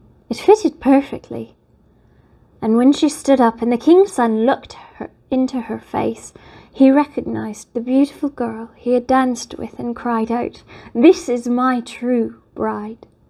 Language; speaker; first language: English; native; English